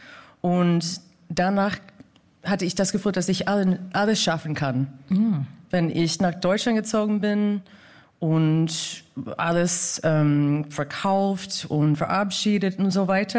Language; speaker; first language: German; non-native, fluent; English